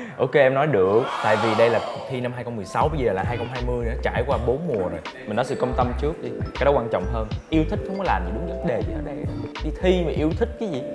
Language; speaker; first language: Vietnamese; native; Vietnamese